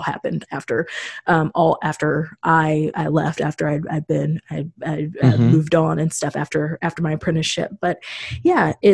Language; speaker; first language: English; native; English